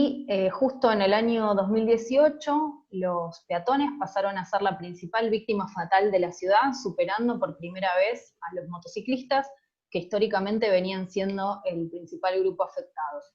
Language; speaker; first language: Spanish; native; Spanish